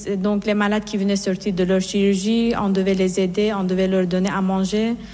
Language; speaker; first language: French; non-native, fluent; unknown